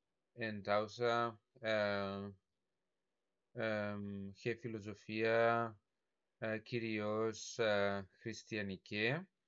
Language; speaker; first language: Greek; non-native, learner; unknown